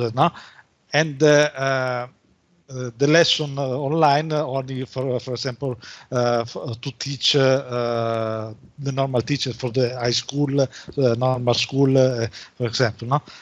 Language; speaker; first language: English; non-native, learner; Italian